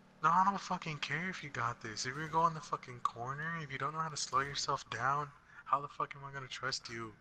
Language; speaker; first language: English; native; English